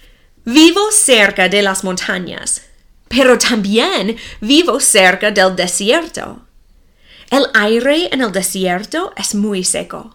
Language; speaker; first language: Spanish; non-native, fluent; English